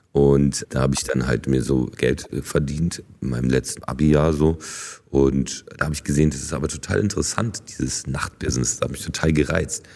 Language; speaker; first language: German; early bilingual, other home language; Polish